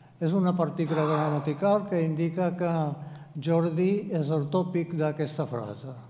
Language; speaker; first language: Catalan; non-native, fluent; Japanese